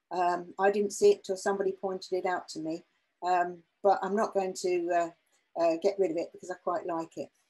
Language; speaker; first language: English; native; English